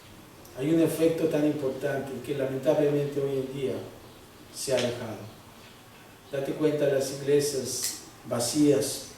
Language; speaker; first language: Spanish; early bilingual, heritage; Spanish